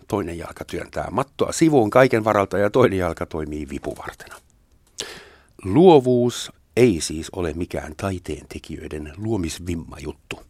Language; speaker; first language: Finnish; native; Finnish